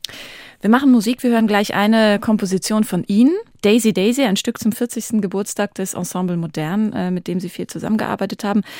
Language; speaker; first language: German; native; German